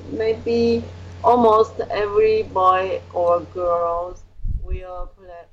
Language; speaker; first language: English; non-native, learner; Chinese